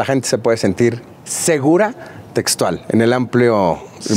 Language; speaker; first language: Spanish; native; Spanish